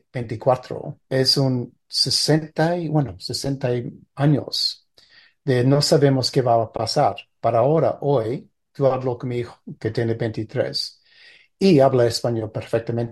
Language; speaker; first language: Spanish; early bilingual, heritage; Spanish